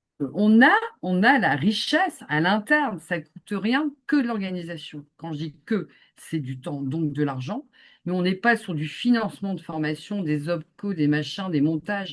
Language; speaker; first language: French; native; French